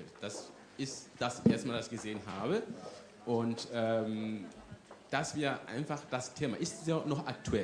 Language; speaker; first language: German; non-native, fluent; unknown